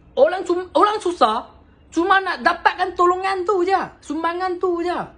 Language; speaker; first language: Malay; non-native, local second language; Chinese